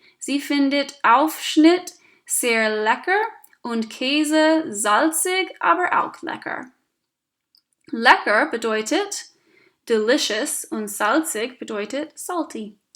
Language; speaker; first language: German; non-native, fluent; English